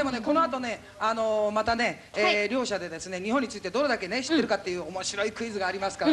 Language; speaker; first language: Japanese; native; Japanese